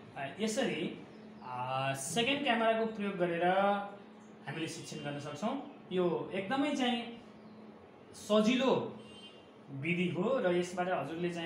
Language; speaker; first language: Nepali; native; Nepali